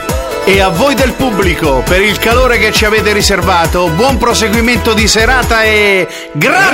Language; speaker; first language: Italian; native; Italian